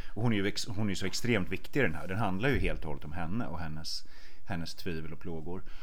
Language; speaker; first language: Swedish; native; Swedish